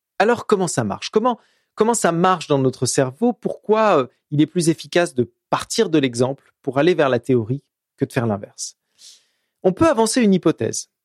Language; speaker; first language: French; native; French